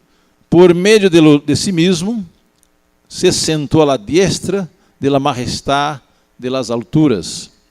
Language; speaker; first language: Spanish; non-native, learner; Portuguese